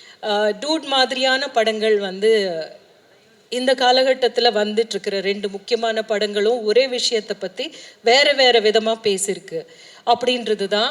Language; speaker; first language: Tamil; native; Tamil